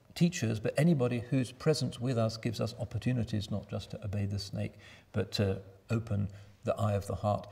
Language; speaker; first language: English; native; English